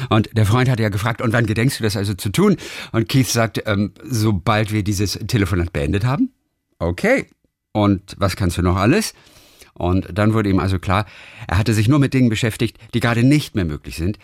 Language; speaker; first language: German; native; German